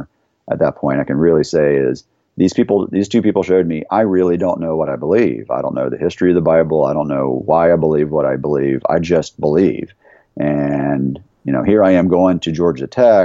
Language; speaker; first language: English; native; English